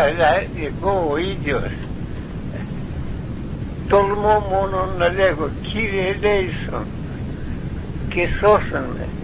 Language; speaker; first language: Greek; non-native, learner; Russian